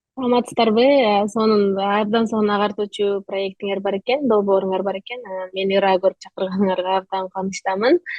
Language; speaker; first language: Kyrgyz; native; Kyrgyz